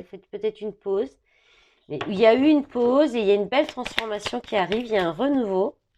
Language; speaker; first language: French; native; French